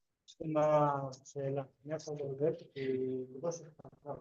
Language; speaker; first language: Hebrew; non-native, learner; Spanish